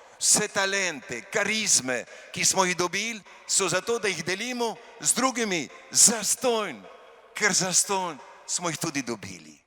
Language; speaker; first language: Slovenian; early bilingual, heritage; Slovenian